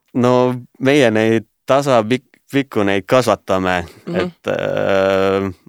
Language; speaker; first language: Estonian; native; Estonian